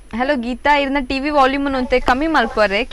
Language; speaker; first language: Hindi; non-native, local second language; Tulu